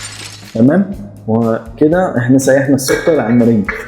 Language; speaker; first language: Arabic; native; Arabic